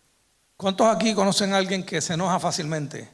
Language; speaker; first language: Spanish; native; Spanish